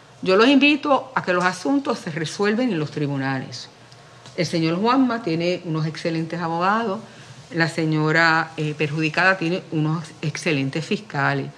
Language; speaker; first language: Spanish; native; Spanish